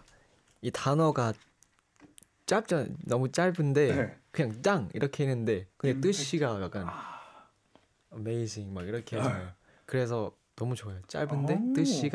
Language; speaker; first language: Korean; non-native, learner; Thai